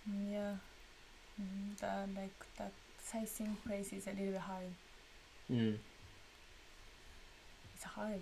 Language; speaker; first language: English; non-native, learner; Japanese